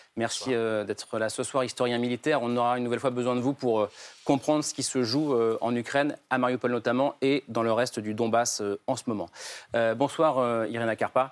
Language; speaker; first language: French; native; French